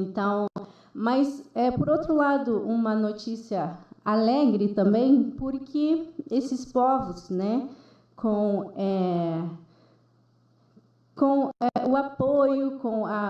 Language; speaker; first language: Portuguese; non-native, local second language; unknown